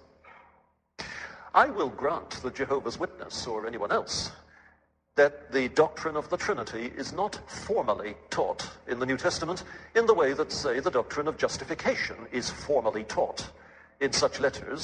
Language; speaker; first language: English; native; English